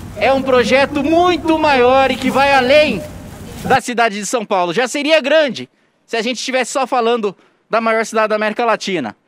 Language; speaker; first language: Portuguese; native; Portuguese